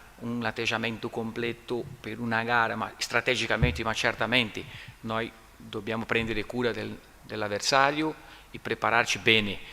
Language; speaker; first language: Italian; non-native, learner; Portuguese